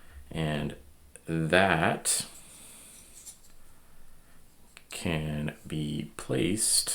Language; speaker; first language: English; native; English